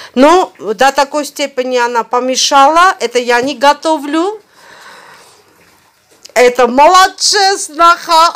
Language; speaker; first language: Russian; non-native, fluent; Armenian